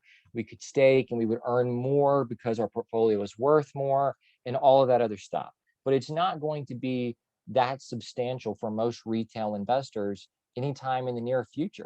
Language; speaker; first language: English; native; English